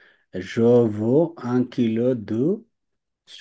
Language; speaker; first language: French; non-native, fluent; Bangla